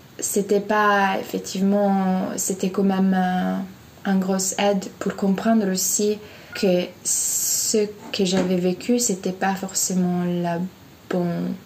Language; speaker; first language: French; non-native, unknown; Italian